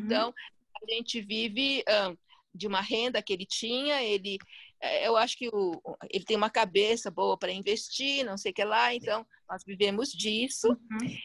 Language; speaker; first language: Portuguese; early bilingual, other home language; Chinese